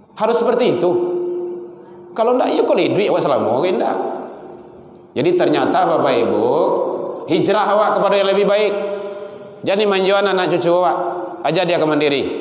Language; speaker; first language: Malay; non-native, local second language; Minangkabau